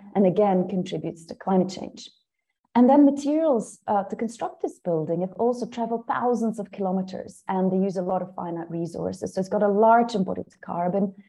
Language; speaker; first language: English; non-native, fluent; Dutch